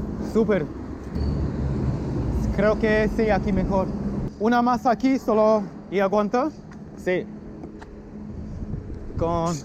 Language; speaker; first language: Spanish; non-native, fluent; English